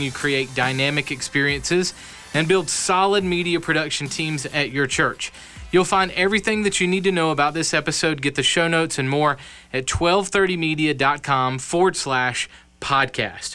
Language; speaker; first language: English; native; English